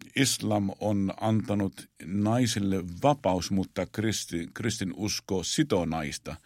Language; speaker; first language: Finnish; non-native, fluent; Arabic